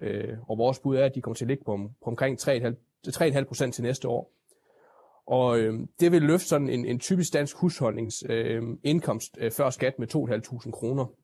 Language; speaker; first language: Danish; native; Danish